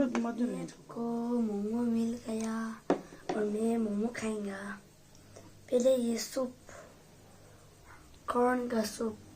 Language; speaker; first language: Hindi; non-native, local second language; Tibetan